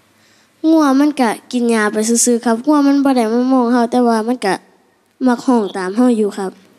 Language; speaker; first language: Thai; non-native, local second language; Northeastern Thai